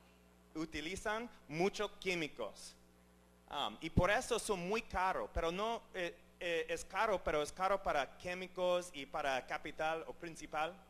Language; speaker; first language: Spanish; non-native, learner; English